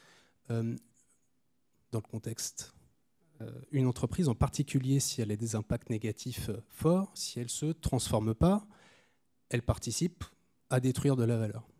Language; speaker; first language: French; native; French